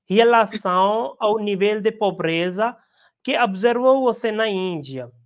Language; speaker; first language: Portuguese; non-native, learner; Hindi